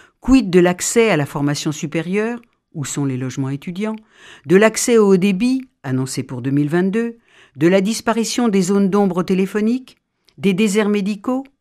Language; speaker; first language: French; native; French